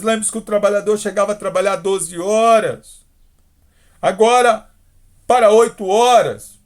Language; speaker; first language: Portuguese; native; Portuguese